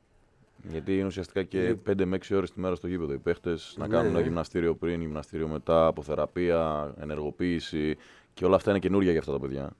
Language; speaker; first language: Greek; native; Greek